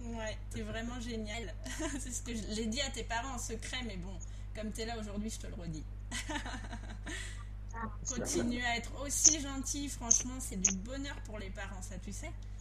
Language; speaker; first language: French; native; French